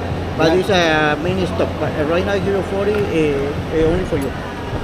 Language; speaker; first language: English; non-native, learner; Spanish